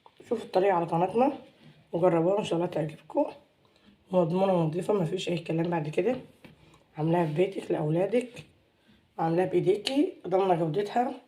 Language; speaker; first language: Arabic; native; Arabic